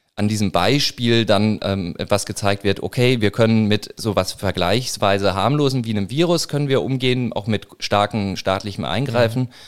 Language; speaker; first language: German; native; German